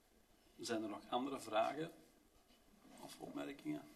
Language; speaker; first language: Dutch; native; Dutch